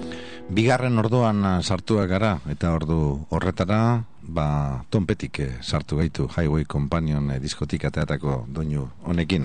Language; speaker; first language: Basque; native; Basque